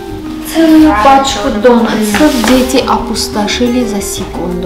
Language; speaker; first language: Russian; non-native, fluent; Armenian